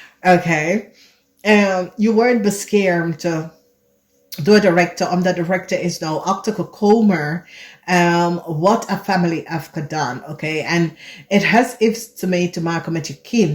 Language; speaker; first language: Dutch; non-native, fluent; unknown